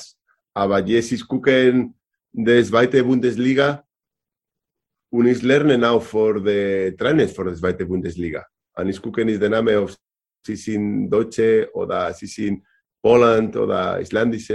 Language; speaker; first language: German; non-native, learner; Spanish